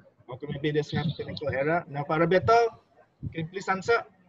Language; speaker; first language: English; non-native, local second language; Malay